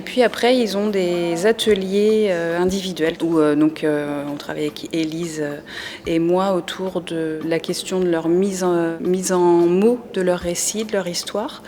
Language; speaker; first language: French; native; French